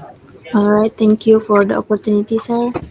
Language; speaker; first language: English; non-native, learner; Indonesian